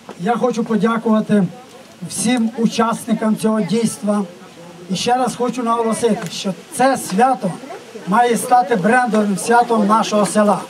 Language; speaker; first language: Ukrainian; native; Ukrainian